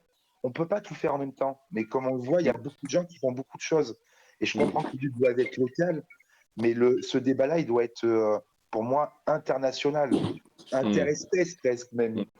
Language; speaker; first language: French; native; French